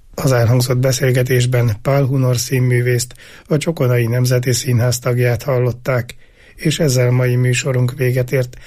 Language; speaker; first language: Hungarian; native; Hungarian